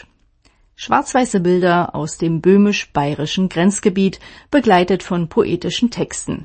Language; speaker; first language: German; native; German